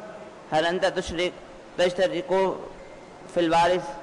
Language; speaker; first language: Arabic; non-native, learner; Urdu